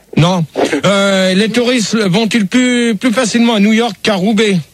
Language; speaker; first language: French; native; French